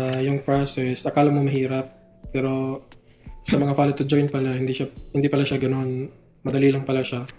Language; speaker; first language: Filipino; native; Filipino